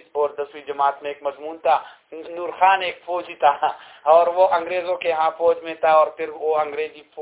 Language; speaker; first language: Urdu; non-native, local second language; Pashto